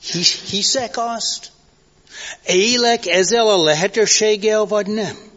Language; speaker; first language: Hungarian; non-native, fluent; English